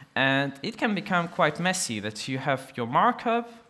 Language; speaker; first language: English; non-native, fluent; Russian